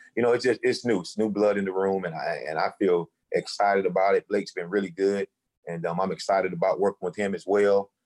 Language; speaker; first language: English; native; English